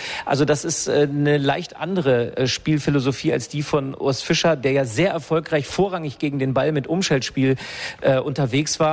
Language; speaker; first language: German; native; German